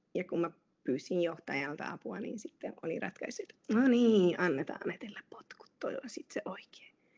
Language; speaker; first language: Finnish; non-native, fluent; Hungarian